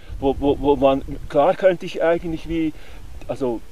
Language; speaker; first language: German; native; German